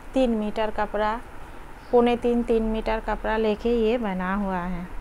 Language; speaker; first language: Hindi; non-native, local second language; Bangla